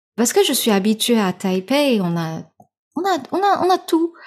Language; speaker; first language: French; non-native, fluent; Chinese